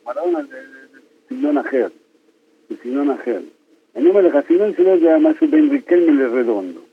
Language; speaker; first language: Hebrew; non-native, fluent; Spanish